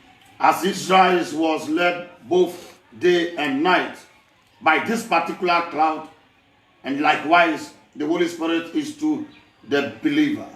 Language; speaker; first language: English; non-native, local second language; Akan